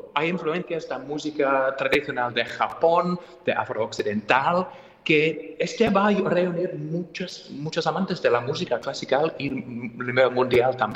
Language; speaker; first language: Spanish; non-native, fluent; English